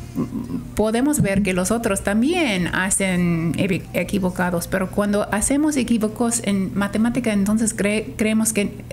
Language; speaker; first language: Spanish; non-native, fluent; English